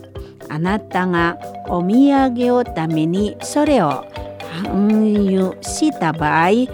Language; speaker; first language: Japanese; non-native, learner; Indonesian